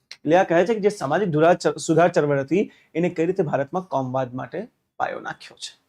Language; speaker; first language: Gujarati; non-native, local second language; Hindi